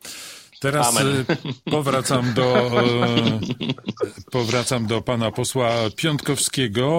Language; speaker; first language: Polish; native; Polish